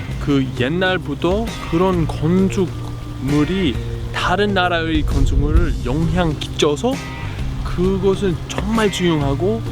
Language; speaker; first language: Korean; non-native, learner; Greek